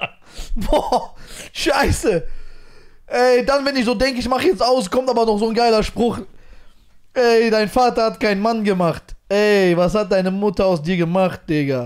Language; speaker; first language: German; native; German